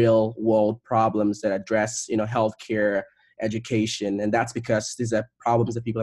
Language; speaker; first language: English; non-native, local second language; Igbo